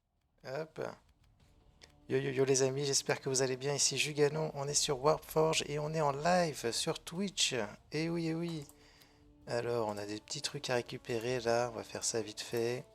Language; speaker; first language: French; native; French